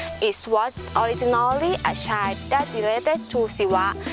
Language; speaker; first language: English; non-native, learner; Thai